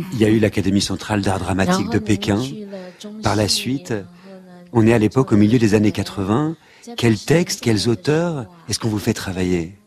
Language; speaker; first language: French; native; French